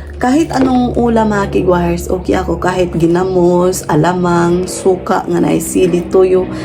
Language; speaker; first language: Filipino; non-native, local second language; Cebuano